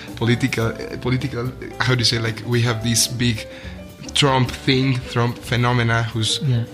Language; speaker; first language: English; non-native, fluent; Spanish